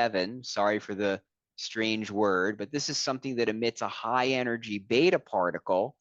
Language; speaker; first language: English; native; English